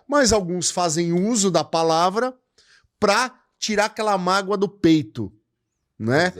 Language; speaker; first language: Portuguese; native; Portuguese